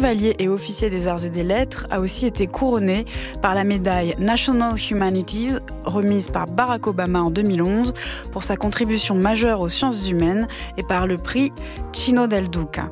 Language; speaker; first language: French; native; French